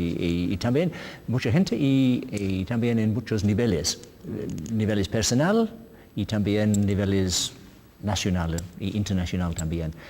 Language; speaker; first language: Spanish; non-native, learner; English